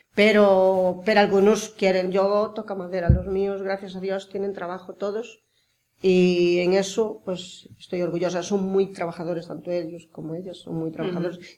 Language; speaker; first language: Spanish; native; Spanish